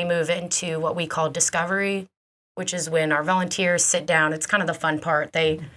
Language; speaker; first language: English; native; English